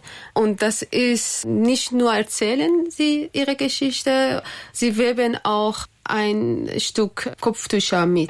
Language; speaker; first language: German; non-native, fluent; Persian